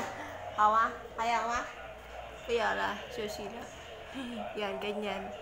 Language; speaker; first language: Chinese; non-native, learner; Filipino